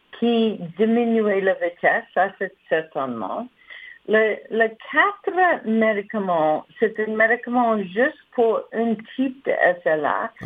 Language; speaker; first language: French; non-native, learner; English